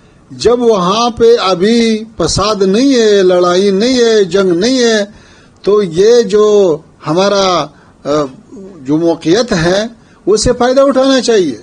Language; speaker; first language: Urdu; non-native, fluent; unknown